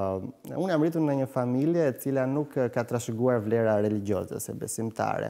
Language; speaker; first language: Albanian; native; Albanian